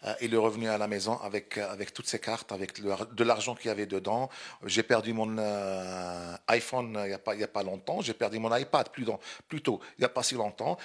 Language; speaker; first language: French; non-native, local second language; Arabic